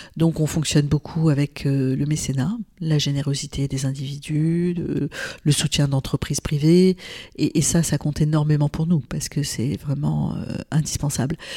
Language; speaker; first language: French; non-native, local second language; Arabic